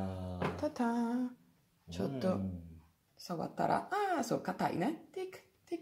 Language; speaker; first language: Japanese; non-native, learner; Italian